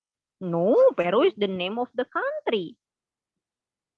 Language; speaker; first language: English; non-native, fluent; Indonesian